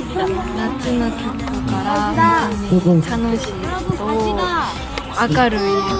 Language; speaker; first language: Japanese; non-native, learner; Korean